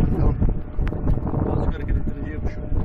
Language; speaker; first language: Turkish; native; Turkish